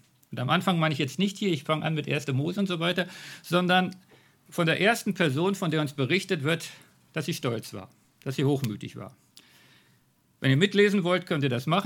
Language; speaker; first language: German; native; German